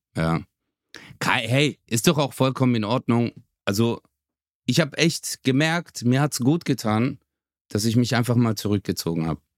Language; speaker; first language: German; early bilingual, other home language; Turkish